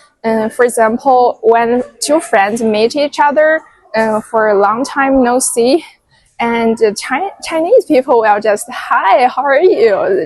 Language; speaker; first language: English; non-native, fluent; Chinese